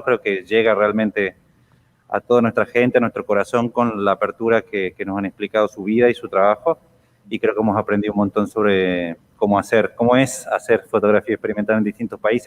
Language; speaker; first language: Spanish; native; Spanish